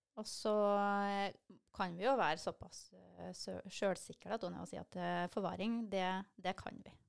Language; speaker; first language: Norwegian; native; Norwegian